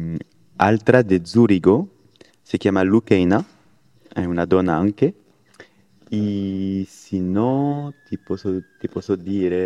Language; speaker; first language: Italian; non-native, learner; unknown